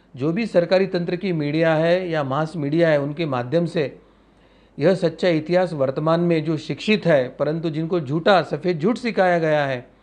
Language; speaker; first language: Hindi; non-native, local second language; Marathi